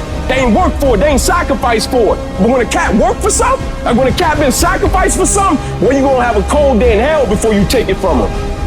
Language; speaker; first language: English; native; English